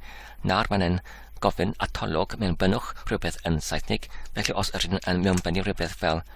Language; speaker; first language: Welsh; non-native, fluent; English